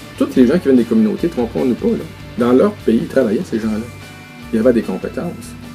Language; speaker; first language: French; native; French